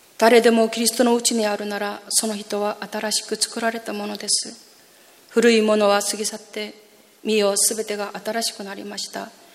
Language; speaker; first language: Japanese; non-native, fluent; Korean